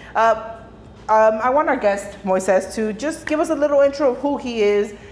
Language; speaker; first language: English; early bilingual, other home language; Spanish